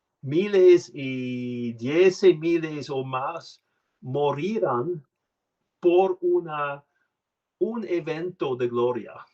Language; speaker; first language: Spanish; non-native, learner; French